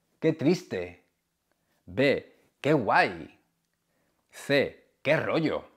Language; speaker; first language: Spanish; native; Spanish